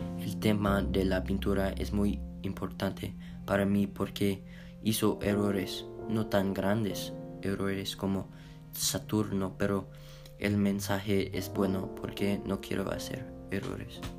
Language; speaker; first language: Spanish; non-native, learner; English